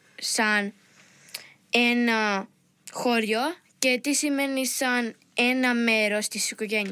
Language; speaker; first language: Greek; early bilingual, heritage; Greek